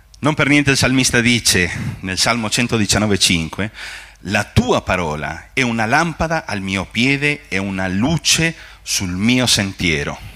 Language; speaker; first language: Italian; non-native, fluent; Spanish